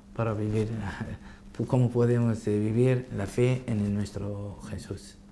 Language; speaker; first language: Spanish; non-native, learner; Arabic